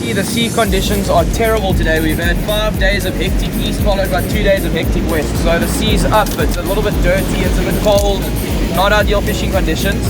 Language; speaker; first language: English; native; English